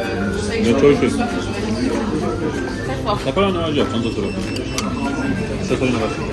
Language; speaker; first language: Japanese; non-native, learner; French